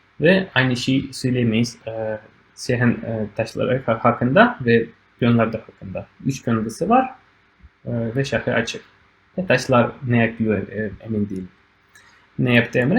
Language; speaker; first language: Turkish; non-native, fluent; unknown